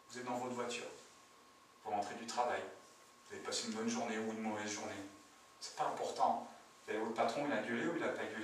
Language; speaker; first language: French; native; French